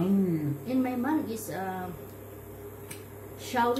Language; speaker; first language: English; non-native, learner; Filipino